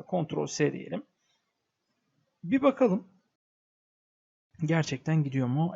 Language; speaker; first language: Turkish; native; Turkish